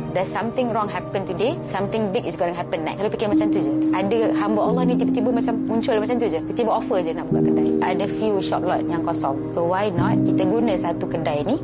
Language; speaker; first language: Malay; native; Malay